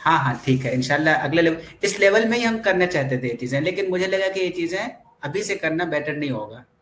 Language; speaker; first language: Hindi; native; Hindi